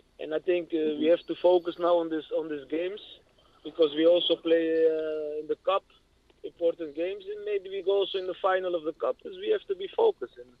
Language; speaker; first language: English; non-native, learner; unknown